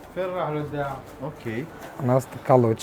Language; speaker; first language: Russian; non-native, learner; Arabic